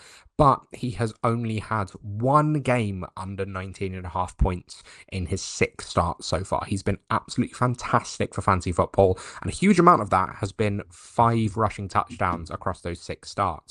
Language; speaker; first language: English; native; English